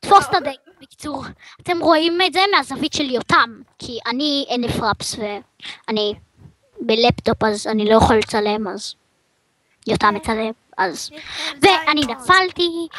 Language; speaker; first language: Hebrew; native; Hebrew